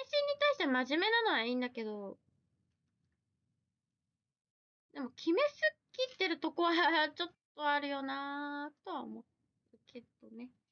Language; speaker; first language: Japanese; native; Japanese